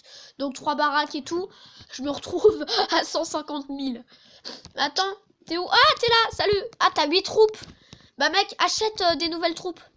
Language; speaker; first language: French; native; French